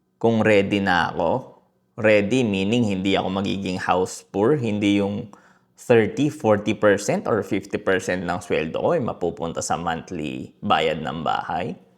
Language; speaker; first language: Filipino; native; Filipino